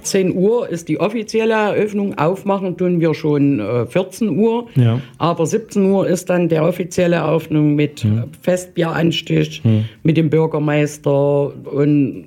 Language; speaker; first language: German; native; German